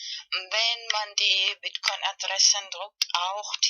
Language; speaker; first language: German; non-native, fluent; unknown